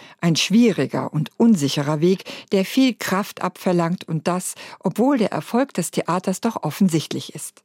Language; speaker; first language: German; native; German